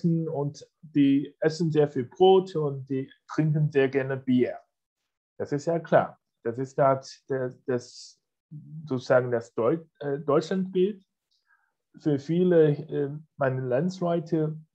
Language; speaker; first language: German; non-native, fluent; Chinese